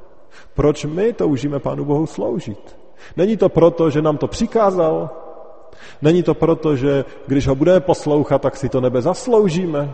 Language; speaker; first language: Czech; native; Czech